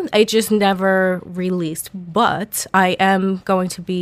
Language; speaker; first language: English; native; English